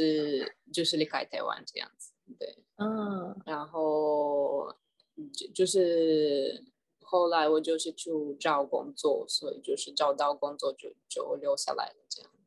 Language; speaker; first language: Chinese; non-native, fluent; Russian